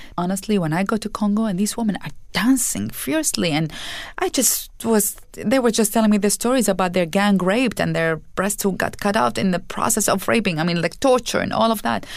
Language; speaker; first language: English; non-native, fluent; Arabic